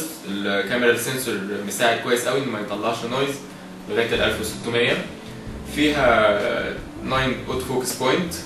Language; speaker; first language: Arabic; native; Arabic